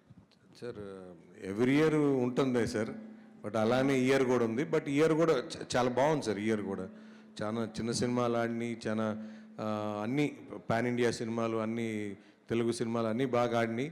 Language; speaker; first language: Telugu; native; Telugu